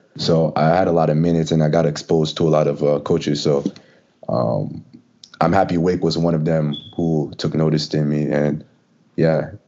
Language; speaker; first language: English; native; English